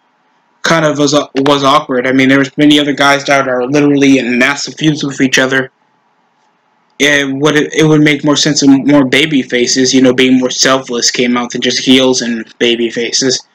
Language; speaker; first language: English; native; English